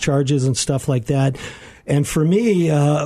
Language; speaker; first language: English; native; English